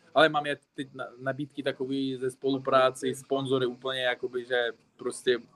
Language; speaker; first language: Czech; non-native, fluent; Uzbek